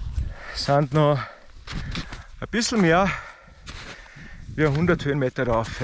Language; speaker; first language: German; native; German